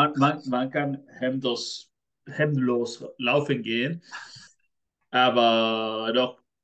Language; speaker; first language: German; non-native, fluent; Spanish